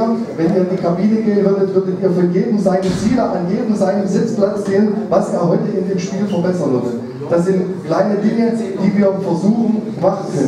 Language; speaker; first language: German; native; German